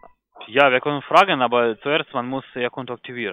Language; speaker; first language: German; non-native, learner; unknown